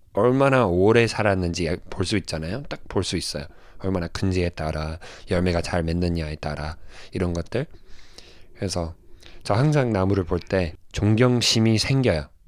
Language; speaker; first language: Korean; non-native, fluent; English